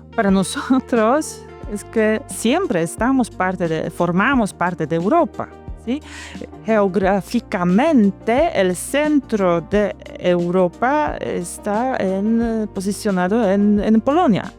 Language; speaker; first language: Spanish; non-native, fluent; Polish